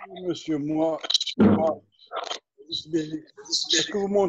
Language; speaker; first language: French; non-native, local second language; Arabic